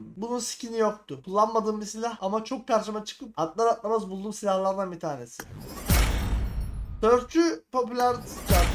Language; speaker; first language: Turkish; native; Turkish